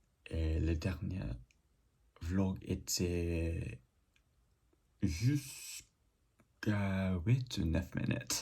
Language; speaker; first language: French; non-native, learner; English